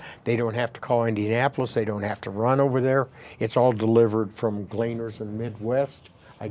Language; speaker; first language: English; native; English